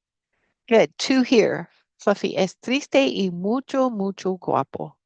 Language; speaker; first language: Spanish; non-native, fluent; English